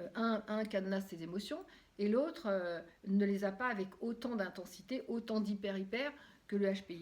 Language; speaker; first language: French; native; French